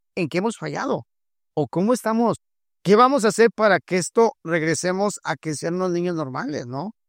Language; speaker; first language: Spanish; native; Spanish